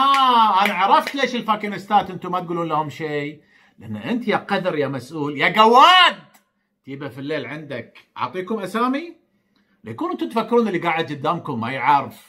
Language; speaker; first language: Arabic; native; Arabic